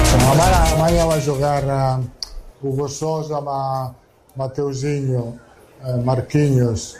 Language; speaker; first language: Portuguese; non-native, fluent; Italian